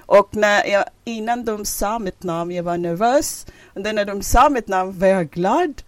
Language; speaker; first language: Swedish; non-native, fluent; Filipino